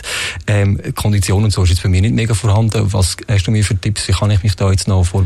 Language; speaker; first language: German; native; German